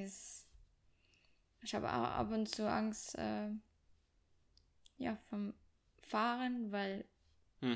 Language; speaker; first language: German; non-native, fluent; French